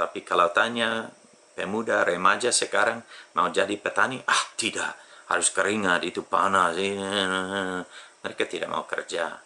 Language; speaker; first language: Indonesian; non-native, fluent; English